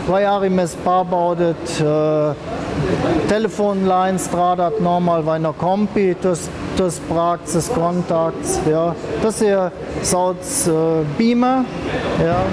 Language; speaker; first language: Latvian; non-native, learner; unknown